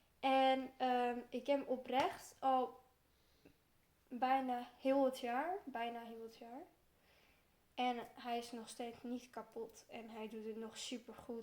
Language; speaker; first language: Dutch; early bilingual, heritage; Turkish